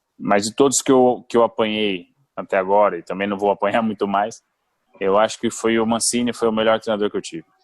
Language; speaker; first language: Portuguese; native; Portuguese